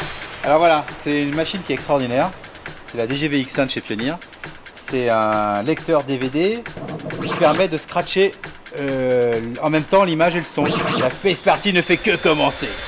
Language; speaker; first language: French; native; French